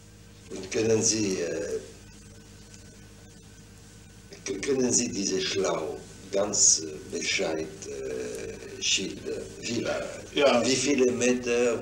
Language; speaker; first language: German; non-native, fluent; French